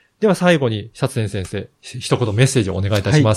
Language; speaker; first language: Japanese; native; Japanese